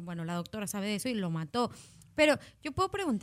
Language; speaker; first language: Spanish; native; Spanish